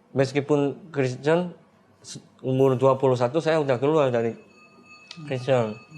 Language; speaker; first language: Indonesian; non-native, fluent; Korean